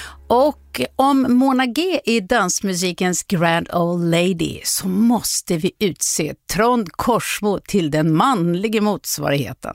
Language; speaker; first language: Swedish; native; Swedish